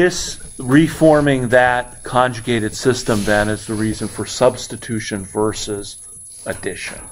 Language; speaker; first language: English; native; English